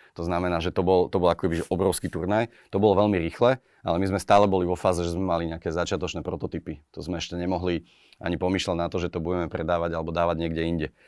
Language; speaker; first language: Slovak; native; Slovak